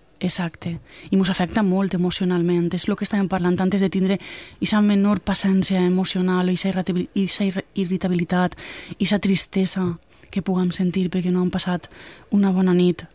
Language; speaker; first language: Catalan; native; Catalan